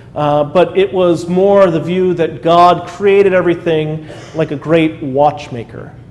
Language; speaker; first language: English; native; English